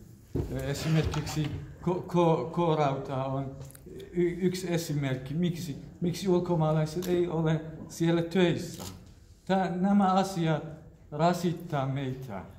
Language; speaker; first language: Finnish; non-native, fluent; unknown